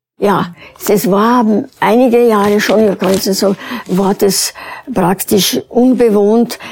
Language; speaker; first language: German; early bilingual, other home language; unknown